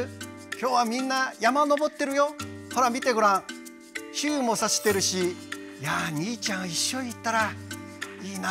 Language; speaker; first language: Japanese; non-native, fluent; Chinese